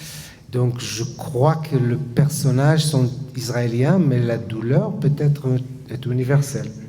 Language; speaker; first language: French; non-native, fluent; Hebrew